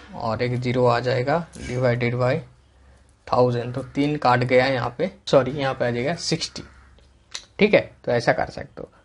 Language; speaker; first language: Hindi; non-native, local second language; Bangla